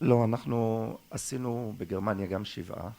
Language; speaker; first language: Hebrew; early bilingual, other home language; German